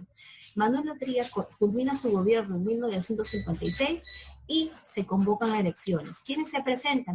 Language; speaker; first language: Spanish; native; Spanish